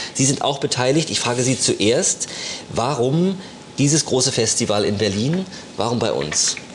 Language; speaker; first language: German; native; German